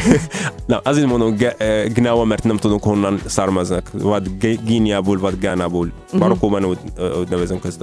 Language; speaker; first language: Hungarian; non-native, learner; Arabic